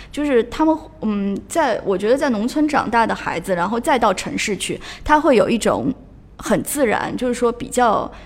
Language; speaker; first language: Chinese; native; Chinese